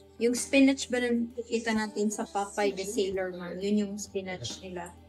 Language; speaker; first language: Filipino; non-native, local second language; Cebuano